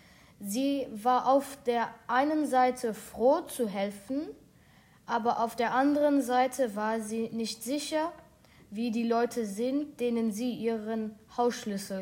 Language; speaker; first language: German; non-native, local second language; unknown